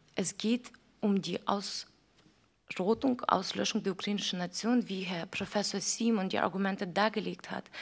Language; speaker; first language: German; non-native, fluent; Ukrainian